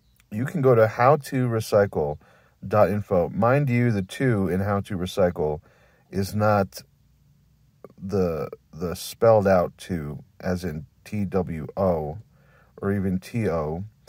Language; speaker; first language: English; native; English